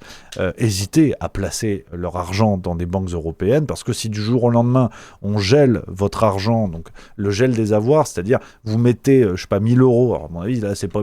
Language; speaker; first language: French; native; French